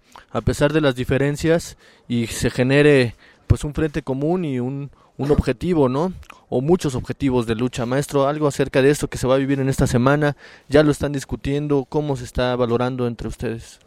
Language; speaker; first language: Spanish; native; Spanish